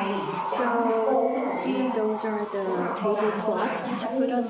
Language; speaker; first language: English; non-native, fluent; Vietnamese